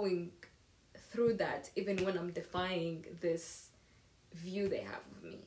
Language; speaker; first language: English; non-native, local second language; Kinyarwanda